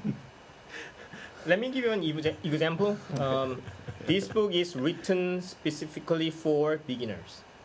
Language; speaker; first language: English; non-native, fluent; Korean